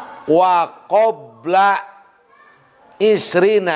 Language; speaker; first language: Arabic; non-native, learner; Indonesian